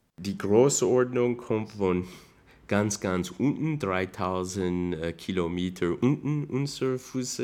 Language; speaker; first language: German; non-native, learner; English